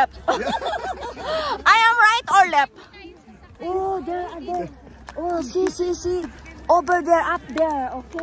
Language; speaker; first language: English; non-native, local second language; Cebuano